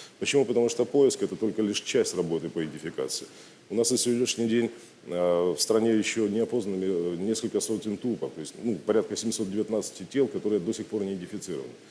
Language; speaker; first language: Russian; native; Russian